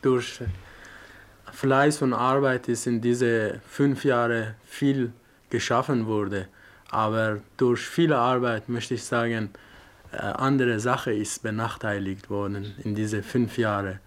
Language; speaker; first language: German; non-native, learner; Persian